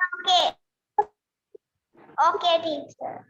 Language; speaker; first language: English; non-native, learner; Sinhala